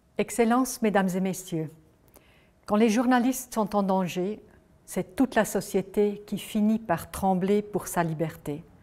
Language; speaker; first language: French; non-native, local second language; German